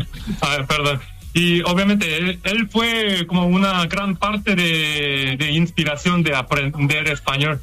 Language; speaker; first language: Spanish; non-native, fluent; Korean